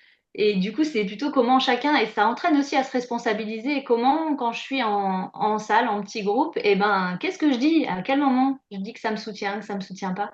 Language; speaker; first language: French; native; French